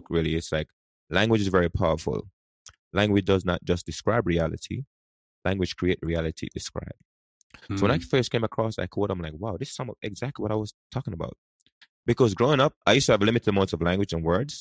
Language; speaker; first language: English; non-native, local second language; Jamaican Creole English